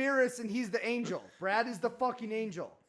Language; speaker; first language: English; native; English